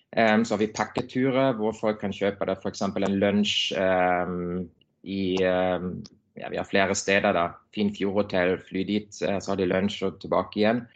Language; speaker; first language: Norwegian; non-native, fluent; German